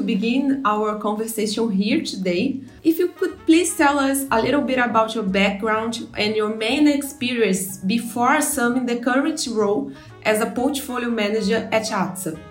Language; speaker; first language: English; non-native, fluent; Portuguese